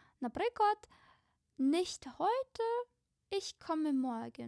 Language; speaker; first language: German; non-native, fluent; Ukrainian